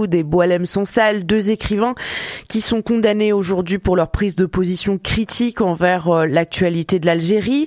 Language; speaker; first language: French; native; French